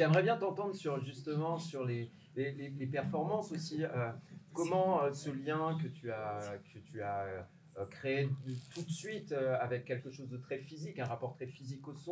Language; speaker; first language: French; native; French